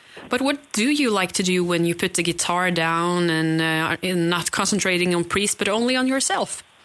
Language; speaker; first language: English; non-native, fluent; Norwegian